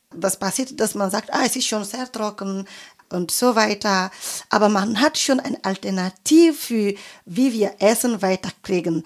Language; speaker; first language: German; non-native, fluent; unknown